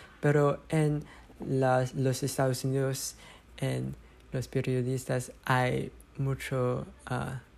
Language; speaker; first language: Spanish; non-native, learner; English